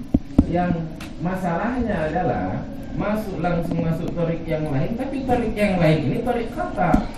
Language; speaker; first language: Indonesian; native; Indonesian